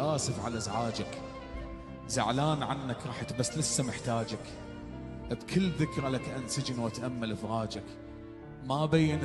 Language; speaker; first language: Arabic; native; Arabic